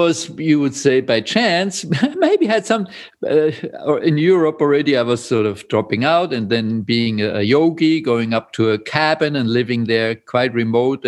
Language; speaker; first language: English; non-native, fluent; German